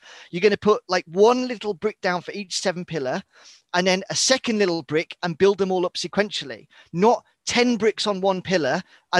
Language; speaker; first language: English; native; English